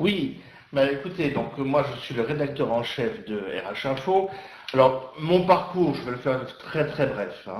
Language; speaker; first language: French; native; French